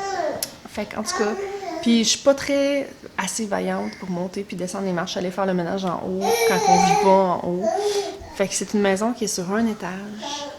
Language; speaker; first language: French; native; French